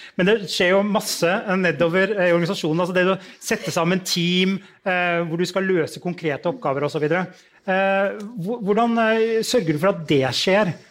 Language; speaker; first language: Norwegian; native; Norwegian